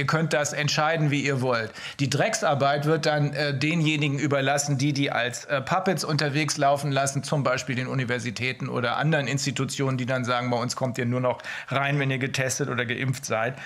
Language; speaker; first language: German; native; German